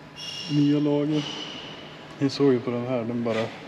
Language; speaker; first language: Swedish; native; Swedish